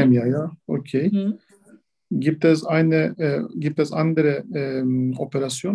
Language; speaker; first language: German; non-native, learner; Turkish